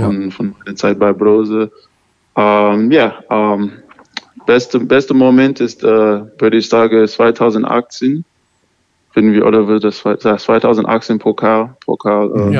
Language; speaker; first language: German; non-native, learner; English